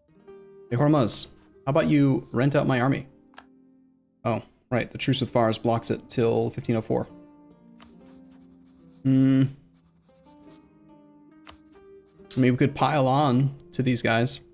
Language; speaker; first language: English; native; English